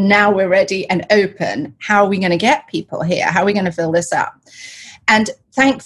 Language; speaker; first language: English; native; English